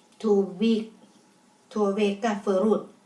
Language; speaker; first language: Swedish; non-native, learner; Thai